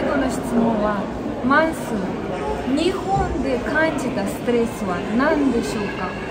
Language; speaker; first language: Japanese; non-native, fluent; Romanian